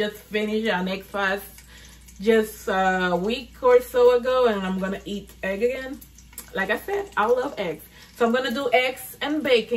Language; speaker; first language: English; non-native, fluent; Spanish